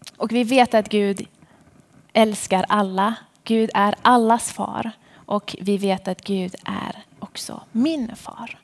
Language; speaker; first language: Swedish; non-native, fluent; Persian